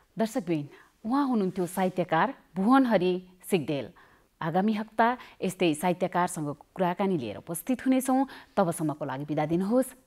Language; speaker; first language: Nepali; native; Nepali